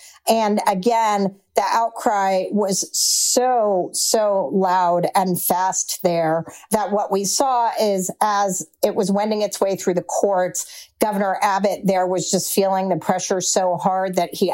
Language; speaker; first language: English; native; English